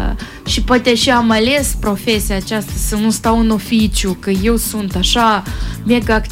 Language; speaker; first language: Romanian; non-native, local second language; Russian